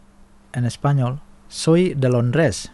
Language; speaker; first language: Spanish; non-native, fluent; Indonesian